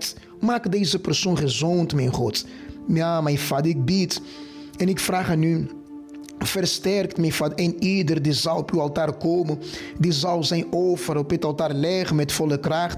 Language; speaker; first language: Dutch; non-native, fluent; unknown